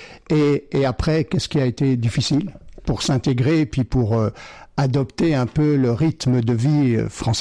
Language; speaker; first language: French; native; French